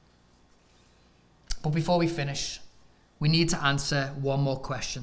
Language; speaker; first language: English; native; English